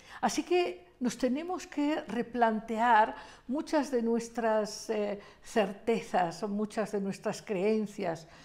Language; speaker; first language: Spanish; native; Spanish